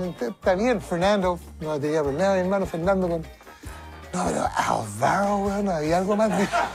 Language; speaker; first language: Spanish; early bilingual, heritage; Spanish